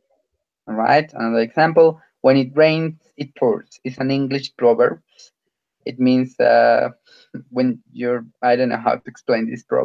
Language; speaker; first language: English; non-native, fluent; Spanish